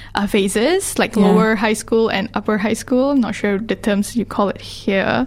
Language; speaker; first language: English; early bilingual, other home language; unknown